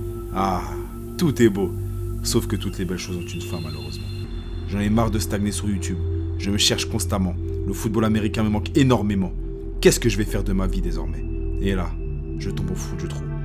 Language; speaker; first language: French; native; French